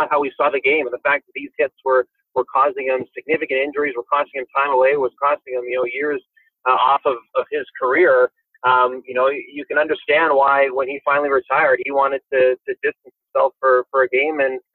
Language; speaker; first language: English; native; English